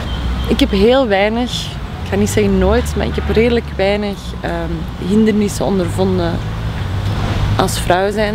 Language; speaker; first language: Dutch; native; Dutch